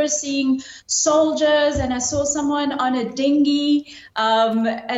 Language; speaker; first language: English; non-native, local second language; Zulu